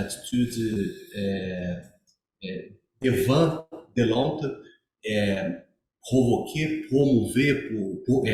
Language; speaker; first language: French; non-native, learner; Portuguese